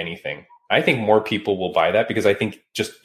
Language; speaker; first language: English; native; English